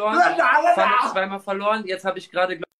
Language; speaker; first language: German; early bilingual, other home language; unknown